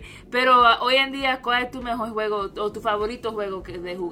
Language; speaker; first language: Spanish; early bilingual, other home language; English